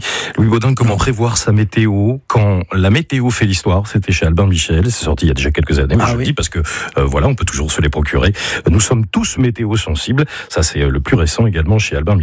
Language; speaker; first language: French; native; French